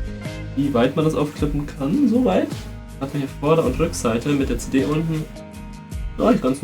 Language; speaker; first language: German; native; German